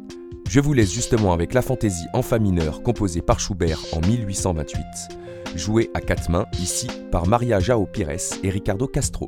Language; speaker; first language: French; native; French